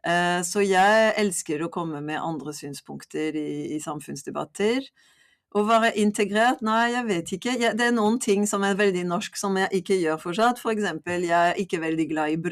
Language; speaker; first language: Norwegian; non-native, fluent; French